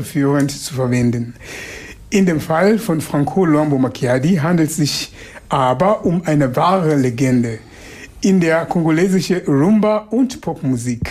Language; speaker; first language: German; non-native, fluent; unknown